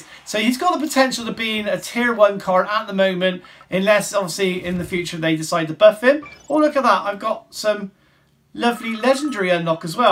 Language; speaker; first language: English; native; English